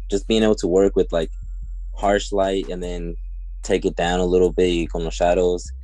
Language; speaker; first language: English; early bilingual, other home language; Spanish